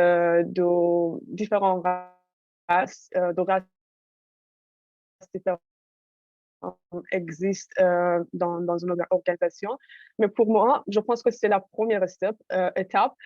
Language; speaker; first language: French; non-native, fluent; Persian